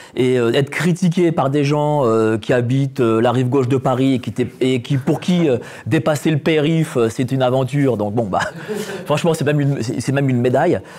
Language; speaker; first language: French; non-native, fluent; Polish